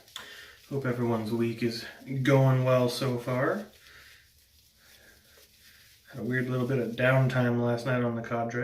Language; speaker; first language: English; native; English